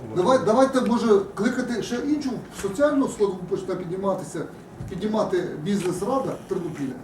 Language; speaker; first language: Ukrainian; native; Ukrainian